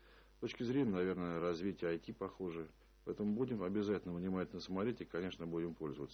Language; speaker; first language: Russian; native; Russian